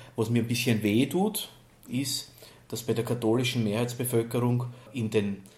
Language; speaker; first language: German; native; German